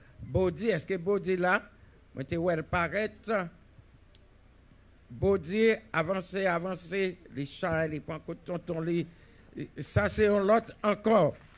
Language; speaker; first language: French; native; French